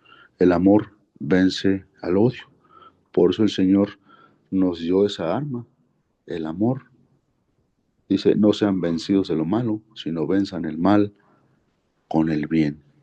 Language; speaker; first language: Spanish; native; Spanish